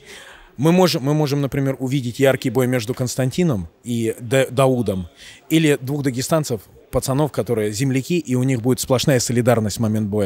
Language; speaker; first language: Russian; native; Russian